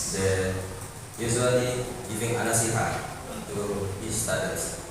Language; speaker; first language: English; non-native, learner; Indonesian